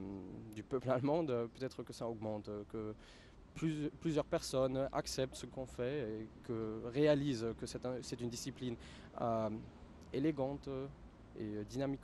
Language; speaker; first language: French; non-native, fluent; German